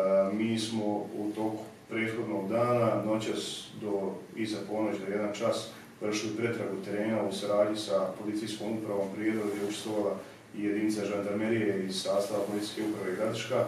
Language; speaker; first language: Bosnian; native; Bosnian